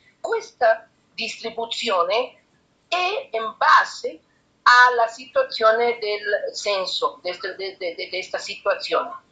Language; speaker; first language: Italian; non-native, learner; Spanish